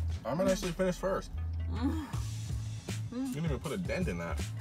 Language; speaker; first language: English; native; English